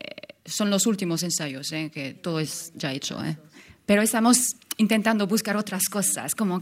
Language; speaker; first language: Spanish; non-native, fluent; French